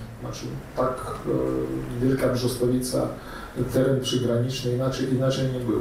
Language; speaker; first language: Polish; early bilingual, heritage; Polish